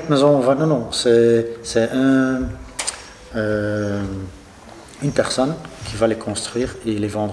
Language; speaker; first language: French; non-native, local second language; Dutch